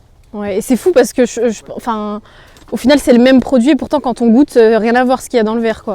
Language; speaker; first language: French; native; French